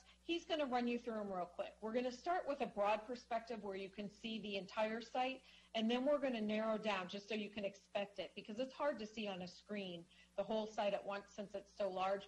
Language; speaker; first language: English; native; English